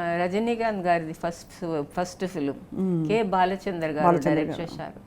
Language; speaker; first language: Telugu; non-native, local second language; Tamil